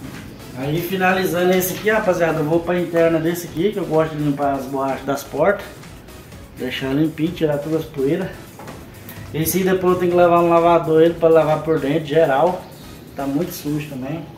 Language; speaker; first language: Portuguese; native; Portuguese